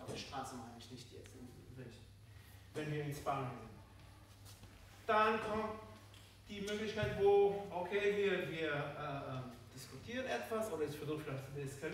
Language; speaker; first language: German; non-native, fluent; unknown